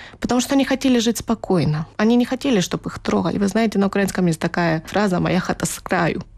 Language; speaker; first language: Russian; native; Russian